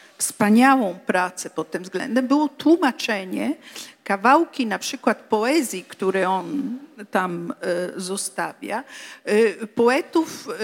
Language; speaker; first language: Polish; non-native, fluent; Italian